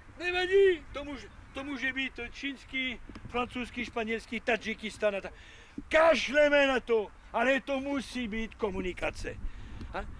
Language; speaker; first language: Czech; non-native, fluent; French